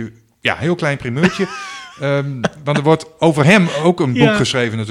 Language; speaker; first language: Dutch; native; Dutch